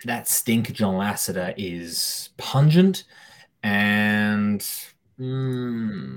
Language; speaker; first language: English; native; English